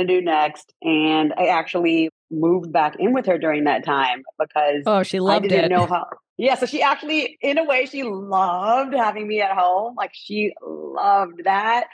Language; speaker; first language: English; native; English